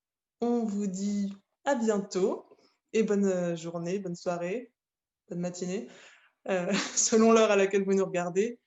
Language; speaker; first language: French; native; French